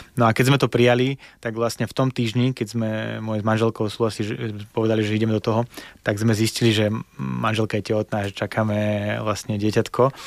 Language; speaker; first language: Slovak; early bilingual, other home language; Russian